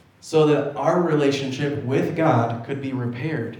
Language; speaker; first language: English; native; English